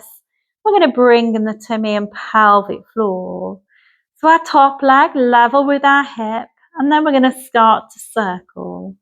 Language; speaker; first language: English; native; English